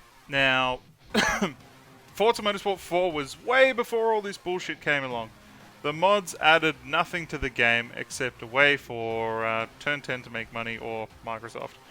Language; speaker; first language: English; native; English